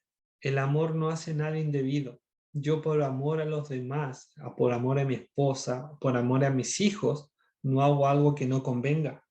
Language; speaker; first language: Spanish; native; Spanish